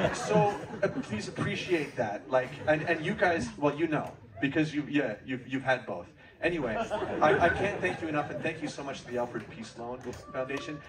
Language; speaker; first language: English; native; English